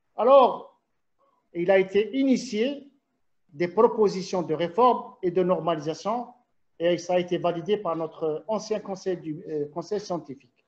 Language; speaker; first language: French; non-native, local second language; Arabic